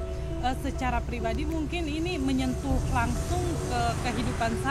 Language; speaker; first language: Indonesian; native; Indonesian